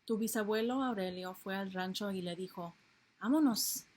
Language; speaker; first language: Spanish; early bilingual, heritage; Spanish